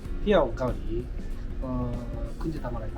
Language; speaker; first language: Thai; non-native, learner; Japanese